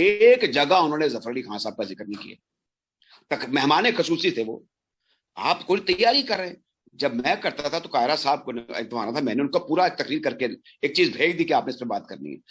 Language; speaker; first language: Urdu; non-native, local second language; Punjabi